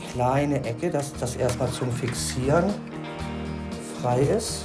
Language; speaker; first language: German; native; German